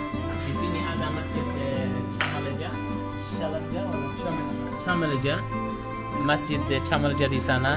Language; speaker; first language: Indonesian; non-native, learner; Arabic